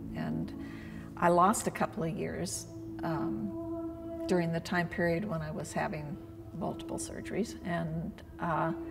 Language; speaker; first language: English; native; English